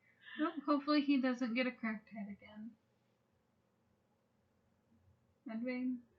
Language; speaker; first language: English; native; English